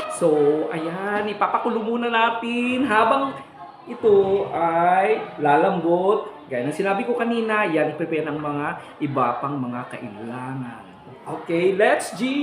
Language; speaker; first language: Filipino; native; Filipino